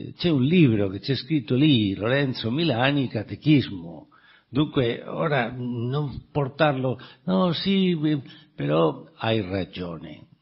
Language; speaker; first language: Italian; non-native, fluent; Spanish